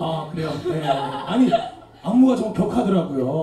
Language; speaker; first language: Korean; native; Korean